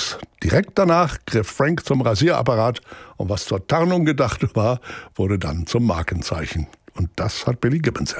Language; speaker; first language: German; native; German